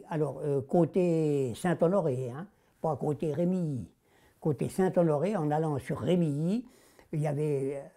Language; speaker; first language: French; native; French